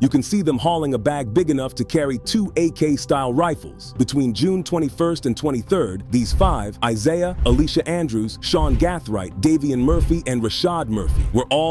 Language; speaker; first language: English; native; English